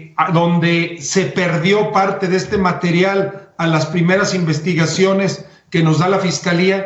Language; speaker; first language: Spanish; native; Spanish